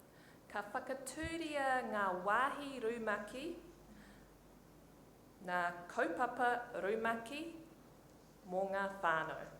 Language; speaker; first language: Māori; non-native, local second language; English